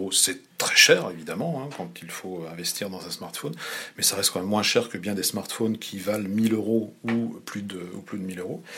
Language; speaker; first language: French; native; French